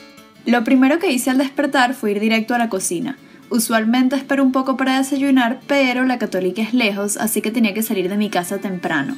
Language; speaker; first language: Spanish; native; Spanish